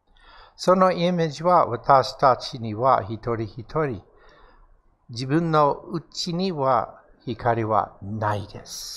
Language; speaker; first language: Japanese; non-native, fluent; English